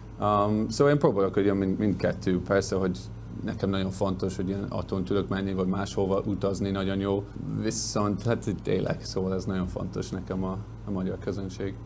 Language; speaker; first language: Hungarian; non-native, learner; English